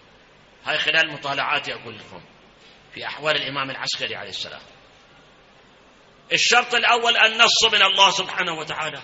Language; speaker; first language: Arabic; native; Arabic